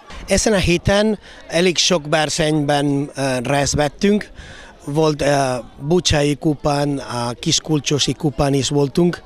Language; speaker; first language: Hungarian; non-native, fluent; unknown